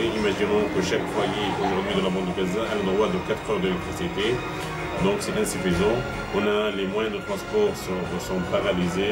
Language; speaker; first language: French; non-native, fluent; Arabic